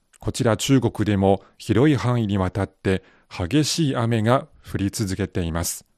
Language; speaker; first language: Japanese; non-native, fluent; Chinese